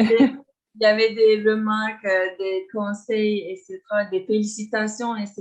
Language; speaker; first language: French; non-native, fluent; Turkish